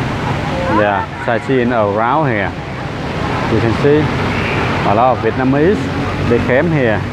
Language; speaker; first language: English; non-native, learner; Vietnamese